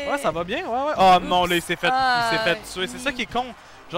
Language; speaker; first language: French; native; French